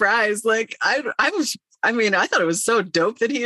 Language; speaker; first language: English; native; English